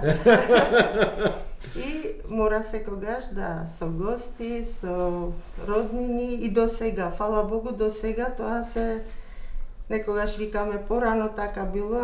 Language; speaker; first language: Macedonian; non-native, fluent; Armenian